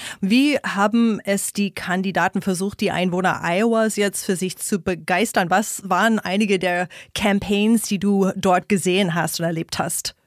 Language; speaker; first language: German; non-native, fluent; English